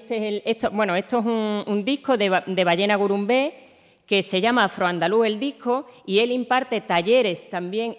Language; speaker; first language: Spanish; native; Spanish